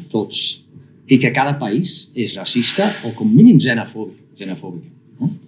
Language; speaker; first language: Catalan; non-native, fluent; English